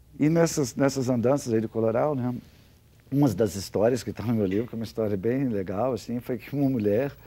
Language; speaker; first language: Portuguese; native; Portuguese